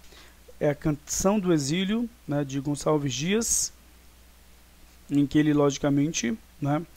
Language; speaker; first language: Portuguese; native; Portuguese